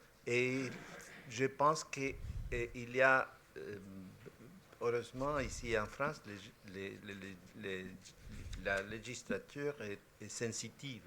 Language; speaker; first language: French; non-native, fluent; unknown